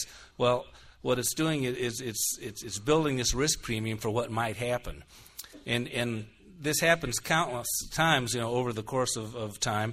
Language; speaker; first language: English; native; English